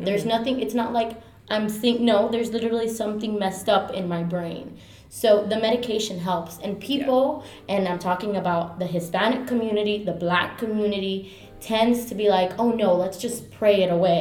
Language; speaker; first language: English; early bilingual, other home language; Spanish